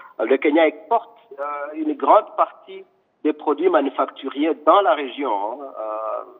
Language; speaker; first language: French; non-native, local second language; Kinyarwanda